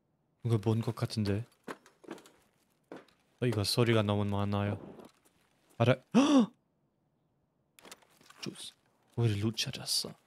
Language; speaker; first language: Korean; non-native, learner; German